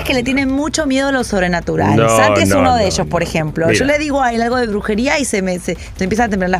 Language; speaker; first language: Spanish; native; Spanish